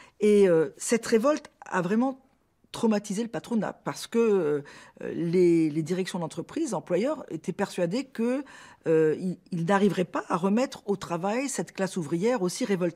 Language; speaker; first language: French; native; French